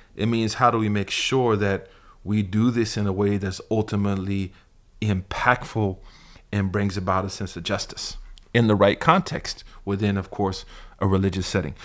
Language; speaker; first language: English; native; English